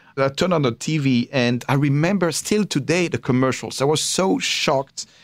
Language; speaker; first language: English; non-native, fluent; French